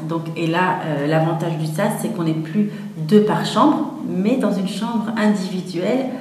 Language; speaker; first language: French; native; French